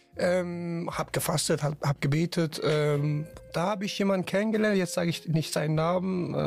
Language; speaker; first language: German; non-native, fluent; Persian